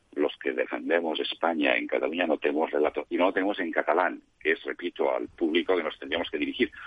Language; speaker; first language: Spanish; non-native, local second language; Catalan